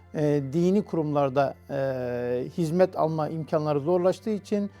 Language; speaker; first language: Turkish; native; Turkish